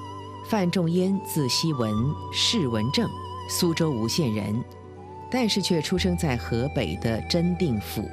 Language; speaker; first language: Chinese; native; Chinese